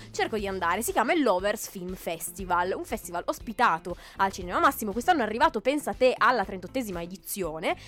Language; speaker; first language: Italian; native; Italian